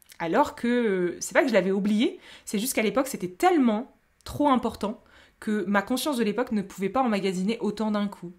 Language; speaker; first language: French; native; French